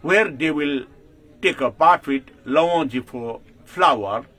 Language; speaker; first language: English; non-native, local second language; Nepali